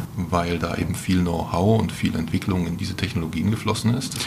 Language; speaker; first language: German; native; German